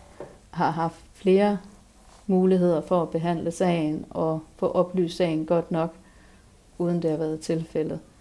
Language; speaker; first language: Danish; native; Danish